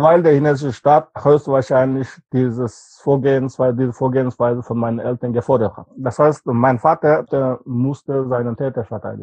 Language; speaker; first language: German; non-native, fluent; Uyghur